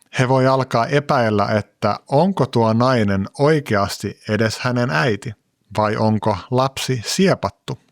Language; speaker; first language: Finnish; native; Finnish